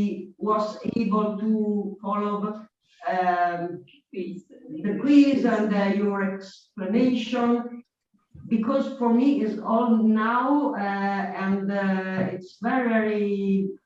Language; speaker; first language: English; non-native, learner; Italian